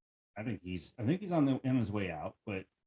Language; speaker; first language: English; native; English